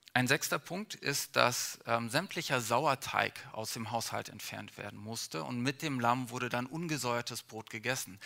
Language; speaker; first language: German; early bilingual, other home language; English